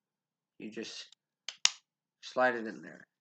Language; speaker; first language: English; native; English